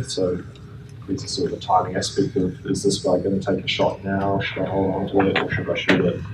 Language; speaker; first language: English; native; English